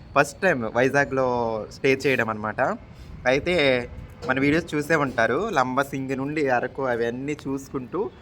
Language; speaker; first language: Telugu; native; Telugu